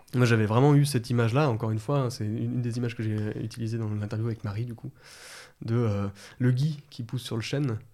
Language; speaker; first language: French; native; French